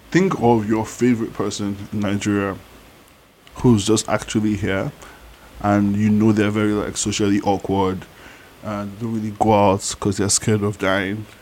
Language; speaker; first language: English; non-native, fluent; Yoruba